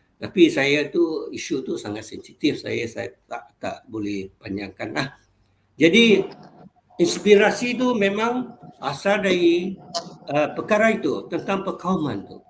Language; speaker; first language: Malay; non-native, local second language; Chinese